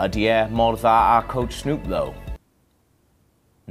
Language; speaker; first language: Welsh; native; Welsh